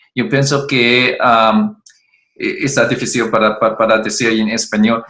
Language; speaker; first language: Spanish; non-native, learner; Chinese